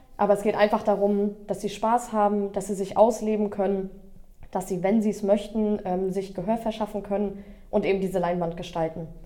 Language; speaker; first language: German; native; German